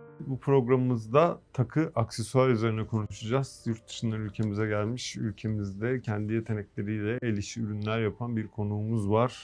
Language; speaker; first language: Turkish; non-native, learner; Persian